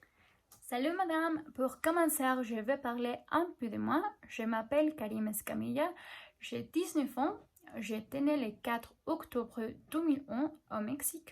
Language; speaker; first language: French; non-native, learner; Spanish